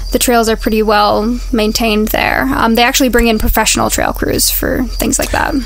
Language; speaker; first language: English; native; English